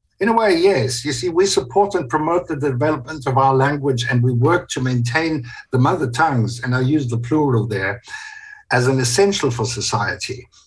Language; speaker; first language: English; non-native, fluent; German